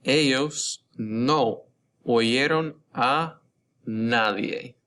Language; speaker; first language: Spanish; non-native, fluent; English